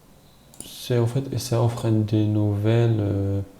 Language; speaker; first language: French; non-native, learner; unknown